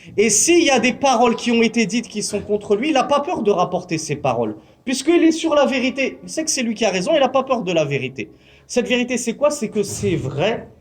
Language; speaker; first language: French; native; French